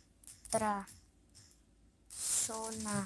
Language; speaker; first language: Spanish; native; Spanish